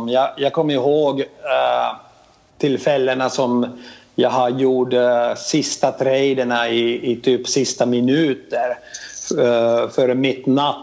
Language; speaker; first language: Swedish; non-native, fluent; Finnish